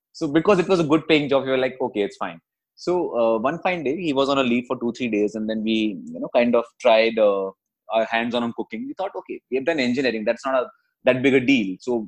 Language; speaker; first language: English; non-native, local second language; Hindi